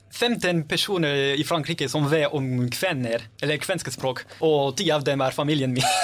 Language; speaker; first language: Norwegian; non-native, learner; French